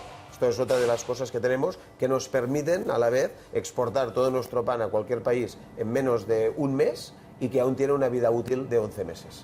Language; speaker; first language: Spanish; native; Spanish